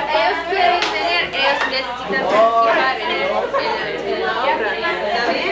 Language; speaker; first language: Spanish; early bilingual, other home language; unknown